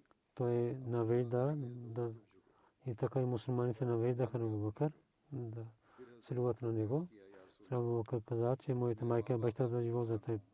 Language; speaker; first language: Bulgarian; non-native, learner; Urdu